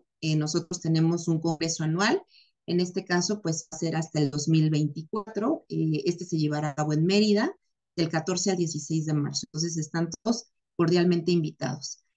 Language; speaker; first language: Spanish; native; Spanish